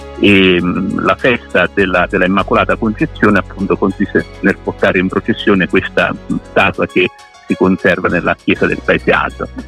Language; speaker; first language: Italian; native; Italian